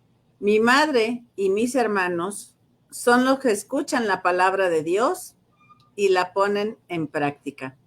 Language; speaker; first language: Spanish; native; Spanish